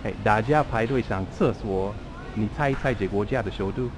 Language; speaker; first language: Chinese; non-native, learner; English